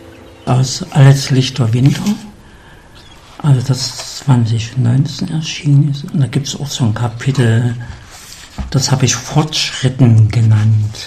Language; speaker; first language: German; native; German